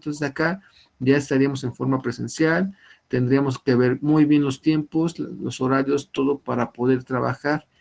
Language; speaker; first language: Spanish; native; Spanish